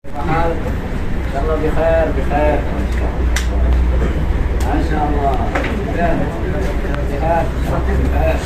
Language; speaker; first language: Arabic; non-native, fluent; Indonesian